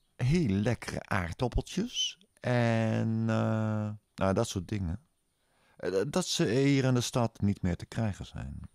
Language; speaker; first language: Dutch; native; Dutch